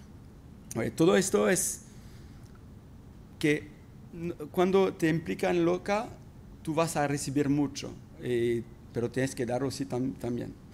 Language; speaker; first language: Spanish; non-native, fluent; French